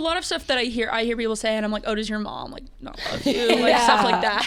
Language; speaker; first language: English; native; English